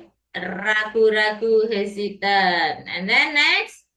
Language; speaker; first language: English; non-native, learner; Indonesian